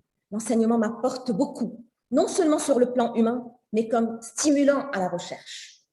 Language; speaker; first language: French; non-native, fluent; Arabic